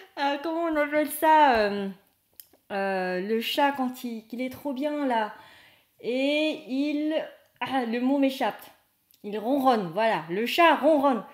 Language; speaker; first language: French; non-native, fluent; Vietnamese